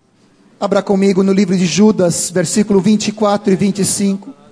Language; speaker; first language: Portuguese; non-native, fluent; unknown